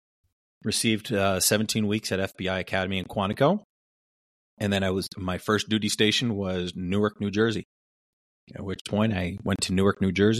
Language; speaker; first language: English; early bilingual, other home language; Spanish